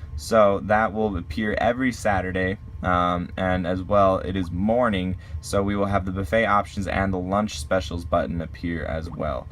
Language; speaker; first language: English; native; English